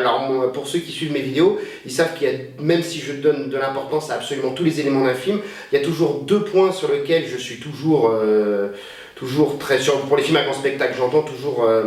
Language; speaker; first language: French; native; French